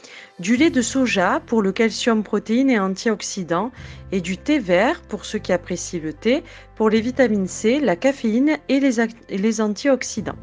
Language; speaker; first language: French; native; French